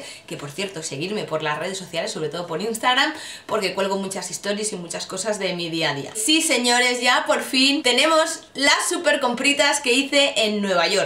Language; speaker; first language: Spanish; native; Spanish